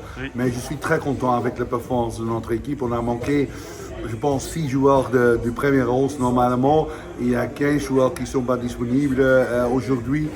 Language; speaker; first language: French; non-native, fluent; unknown